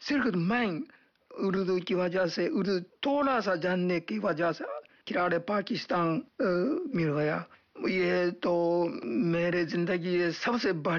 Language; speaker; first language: Urdu; non-native, fluent; Japanese